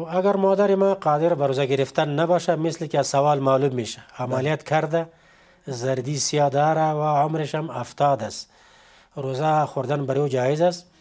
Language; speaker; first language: Persian; native; Persian